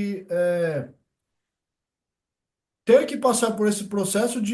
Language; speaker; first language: Portuguese; native; Portuguese